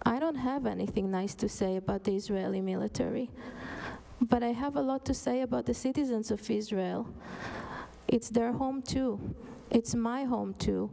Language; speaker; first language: English; non-native, fluent; Hebrew